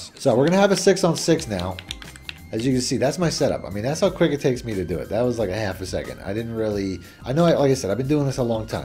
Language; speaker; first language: English; native; English